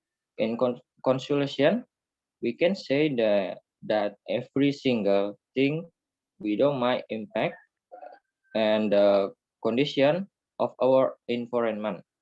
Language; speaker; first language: English; non-native, learner; Indonesian